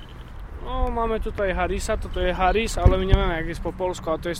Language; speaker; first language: Polish; non-native, learner; Slovak